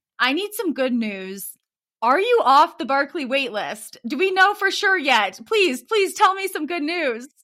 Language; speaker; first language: English; native; English